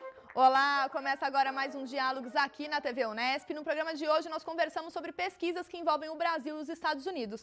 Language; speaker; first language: Portuguese; native; Portuguese